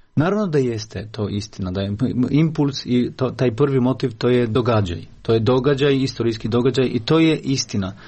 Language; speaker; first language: Serbian; non-native, fluent; Albanian